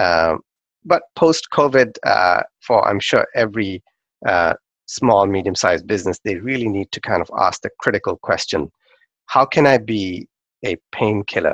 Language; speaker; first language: English; non-native, local second language; Urdu